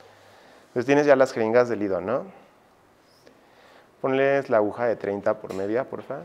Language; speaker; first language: Spanish; native; Spanish